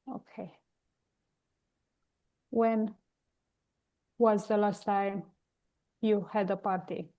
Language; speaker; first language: English; non-native, learner; Romanian